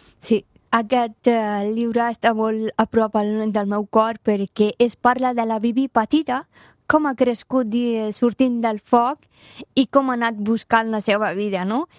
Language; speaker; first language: Catalan; non-native, fluent; Persian